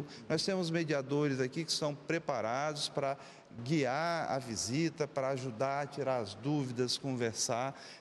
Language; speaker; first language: Portuguese; native; Portuguese